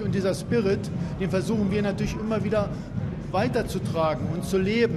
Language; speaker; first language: German; native; German